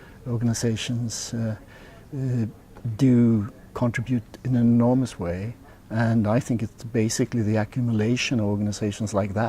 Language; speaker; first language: English; non-native, fluent; Swedish